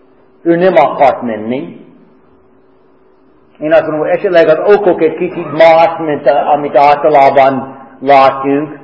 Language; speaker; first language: Hungarian; non-native, fluent; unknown